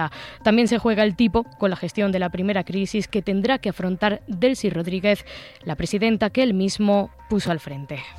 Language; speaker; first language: Spanish; native; Spanish